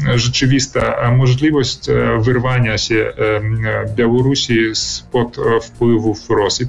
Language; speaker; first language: Polish; early bilingual, heritage; Polish